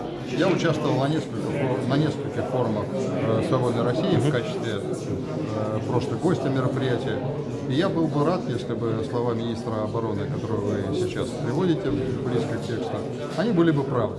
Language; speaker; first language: Russian; native; Russian